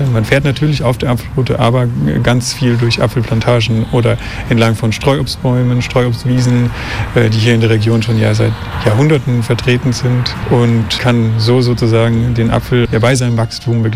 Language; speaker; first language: German; native; German